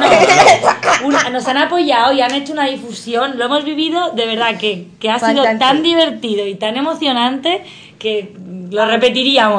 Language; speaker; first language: Spanish; native; Spanish